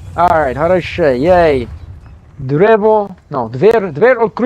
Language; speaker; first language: Russian; non-native, learner; English